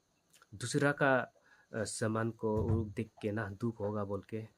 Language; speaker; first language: Hindi; non-native, local second language; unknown